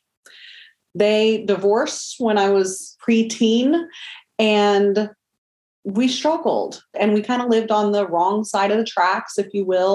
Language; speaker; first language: English; native; English